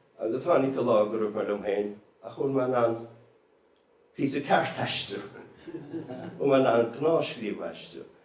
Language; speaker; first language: Irish; native; Irish